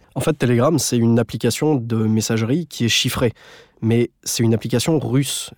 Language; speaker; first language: French; native; French